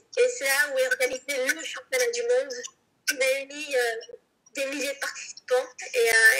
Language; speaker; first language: French; native; French